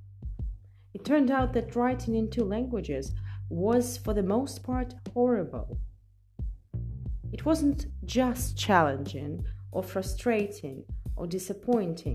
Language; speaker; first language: English; non-native, fluent; Russian